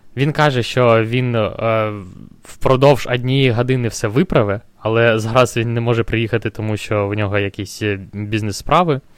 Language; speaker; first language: Ukrainian; non-native, local second language; Russian